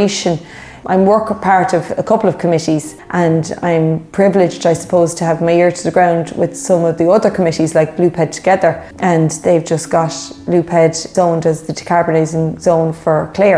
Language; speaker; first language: English; native; English